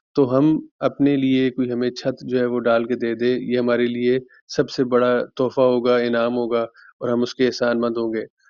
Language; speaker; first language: Urdu; native; Urdu